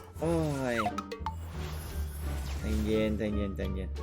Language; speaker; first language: Thai; native; Thai